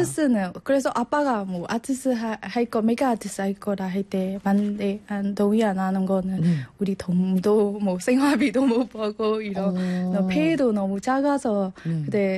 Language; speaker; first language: Korean; non-native, learner; Burmese